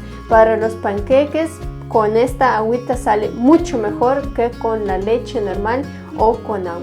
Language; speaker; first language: Spanish; non-native, fluent; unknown